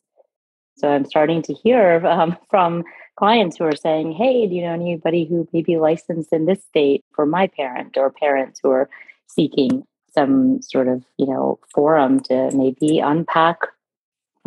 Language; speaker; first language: English; native; English